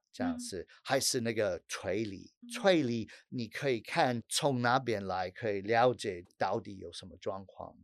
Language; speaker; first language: Chinese; non-native, fluent; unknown